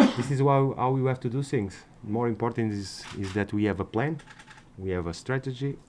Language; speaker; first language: English; non-native, fluent; Portuguese